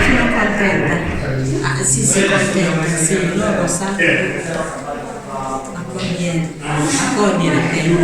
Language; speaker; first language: Italian; non-native, learner; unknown